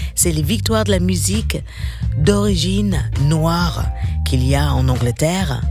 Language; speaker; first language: French; non-native, fluent; English